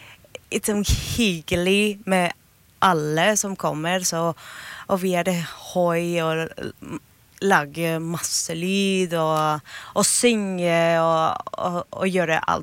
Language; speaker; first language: Norwegian; non-native, fluent; Spanish